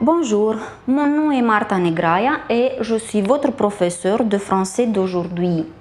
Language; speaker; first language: French; non-native, fluent; Romanian